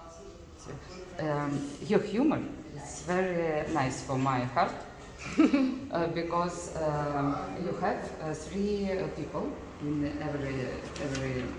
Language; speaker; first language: English; non-native, learner; Russian